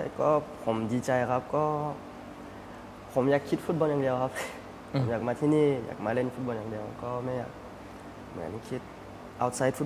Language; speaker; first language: Thai; early bilingual, heritage; Thai